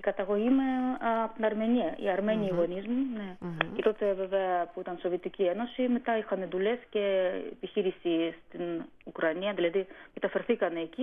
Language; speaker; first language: Greek; non-native, fluent; Armenian